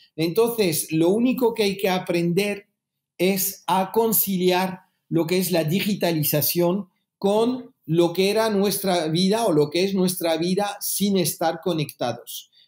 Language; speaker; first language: Spanish; early bilingual, heritage; French